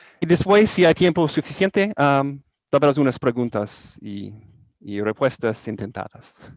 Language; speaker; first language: Spanish; non-native, learner; English